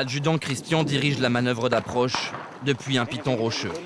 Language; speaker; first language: French; native; French